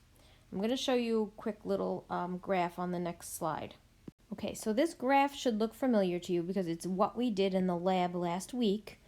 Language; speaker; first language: English; native; English